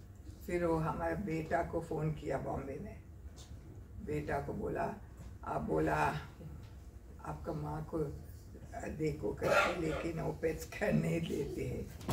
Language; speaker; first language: Hindi; non-native, local second language; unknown